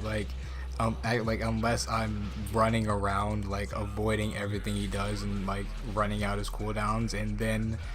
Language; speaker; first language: English; native; English